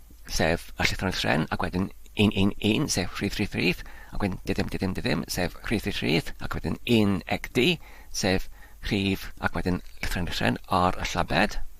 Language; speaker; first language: Welsh; non-native, learner; English